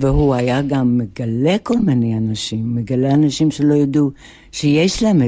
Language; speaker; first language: Hebrew; non-native, fluent; English